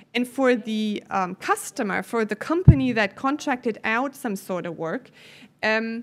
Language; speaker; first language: English; non-native, fluent; German